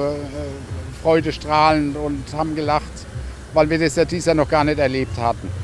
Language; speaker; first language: German; native; German